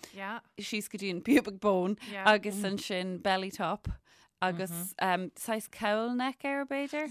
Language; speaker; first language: Irish; non-native, local second language; English